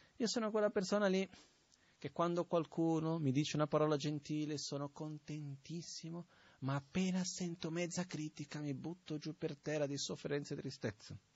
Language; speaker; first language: Italian; non-native, fluent; Portuguese